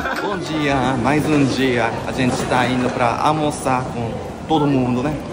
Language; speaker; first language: Portuguese; non-native, learner; Japanese